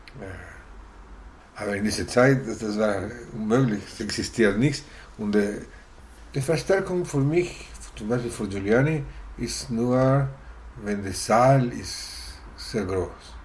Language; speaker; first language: German; non-native, fluent; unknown